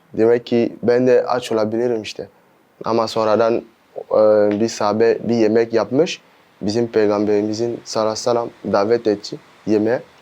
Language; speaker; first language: Turkish; non-native, fluent; French